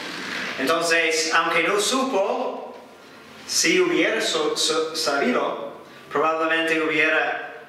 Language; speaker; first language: Spanish; non-native, fluent; English